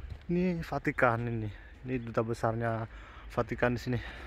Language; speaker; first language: Indonesian; non-native, local second language; Javanese